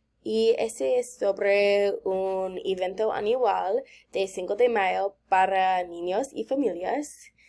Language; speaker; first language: Spanish; non-native, learner; English